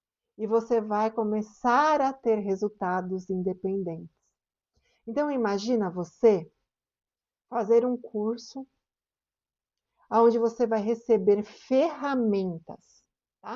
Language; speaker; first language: Portuguese; native; Portuguese